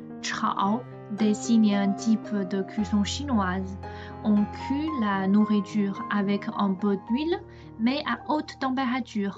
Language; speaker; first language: French; non-native, fluent; Chinese